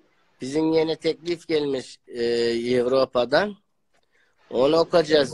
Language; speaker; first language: Turkish; non-native, learner; Turkmen